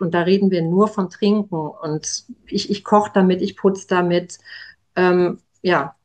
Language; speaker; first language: German; native; German